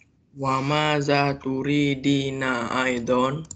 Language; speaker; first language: Arabic; non-native, learner; Indonesian